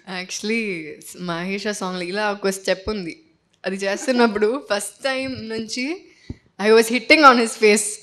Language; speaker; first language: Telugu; non-native, fluent; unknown